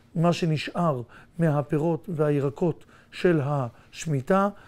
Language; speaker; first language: Hebrew; native; Hebrew